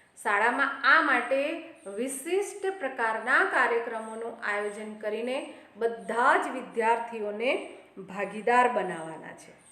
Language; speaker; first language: Gujarati; non-native, local second language; Hindi